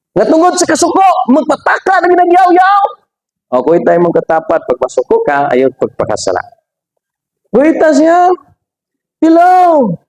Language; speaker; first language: Cebuano; native; Cebuano